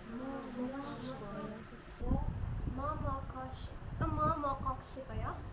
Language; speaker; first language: Korean; non-native, learner; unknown